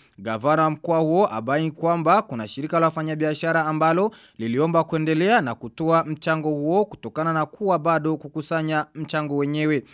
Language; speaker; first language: Swahili; non-native, local second language; Rundi